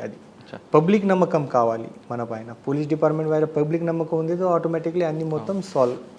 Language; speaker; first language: Telugu; non-native, learner; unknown